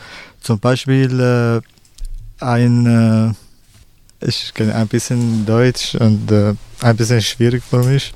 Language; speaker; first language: German; non-native, learner; Arabic